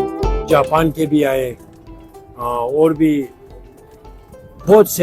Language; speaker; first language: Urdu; non-native, local second language; Pashto